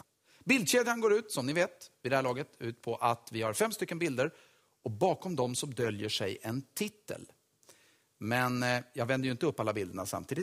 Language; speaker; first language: Swedish; native; Swedish